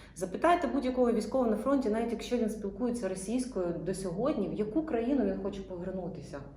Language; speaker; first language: Ukrainian; non-native, local second language; Russian